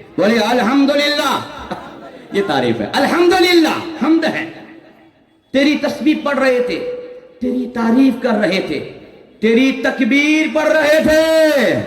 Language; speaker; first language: Urdu; native; Urdu